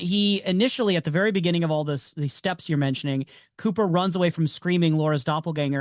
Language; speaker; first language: English; native; English